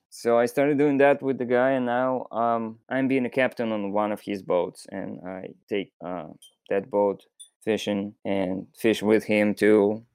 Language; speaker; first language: English; non-native, fluent; Russian